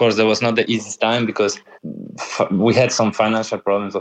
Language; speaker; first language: English; non-native, fluent; Polish